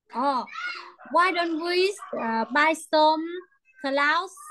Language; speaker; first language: English; non-native, fluent; Vietnamese